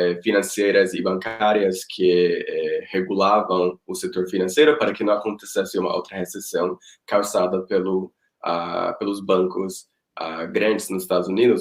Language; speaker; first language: Portuguese; non-native, fluent; Spanish